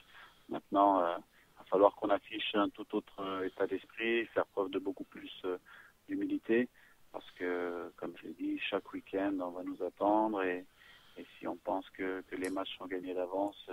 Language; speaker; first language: French; native; French